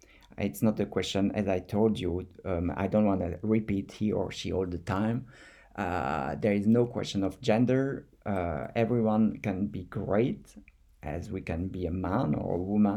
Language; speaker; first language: English; non-native, fluent; French